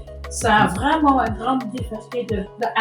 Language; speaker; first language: French; non-native, learner; Dutch